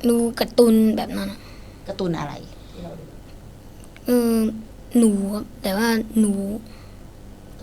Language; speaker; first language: Thai; non-native, learner; Shan